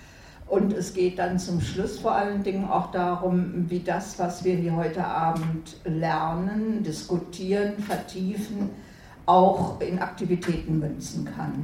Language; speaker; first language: German; native; German